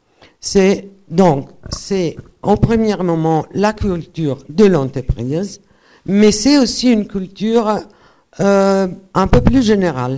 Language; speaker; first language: French; non-native, fluent; Italian